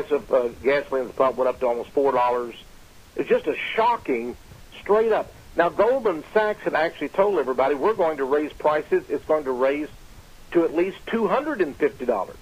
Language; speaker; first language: English; native; English